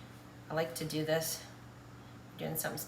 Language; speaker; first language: English; native; English